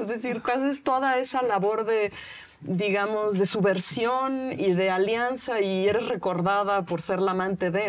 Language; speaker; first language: Spanish; native; Spanish